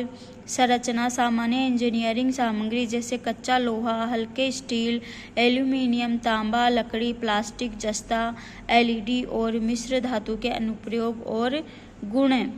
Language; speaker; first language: Hindi; native; Hindi